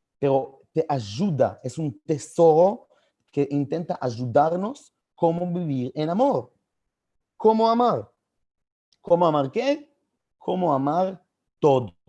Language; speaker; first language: Spanish; non-native, fluent; Hebrew